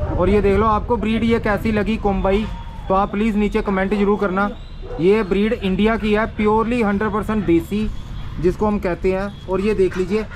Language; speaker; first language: Hindi; native; Hindi